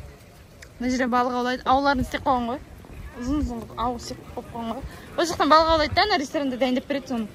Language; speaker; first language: Kazakh; native; Kazakh